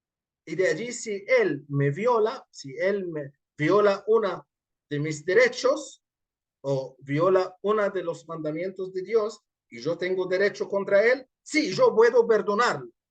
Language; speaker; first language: Spanish; non-native, fluent; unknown